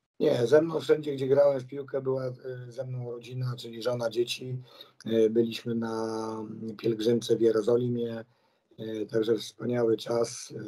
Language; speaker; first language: Polish; native; Polish